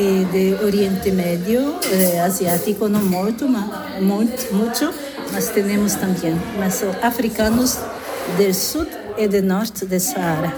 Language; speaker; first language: Spanish; non-native, learner; Portuguese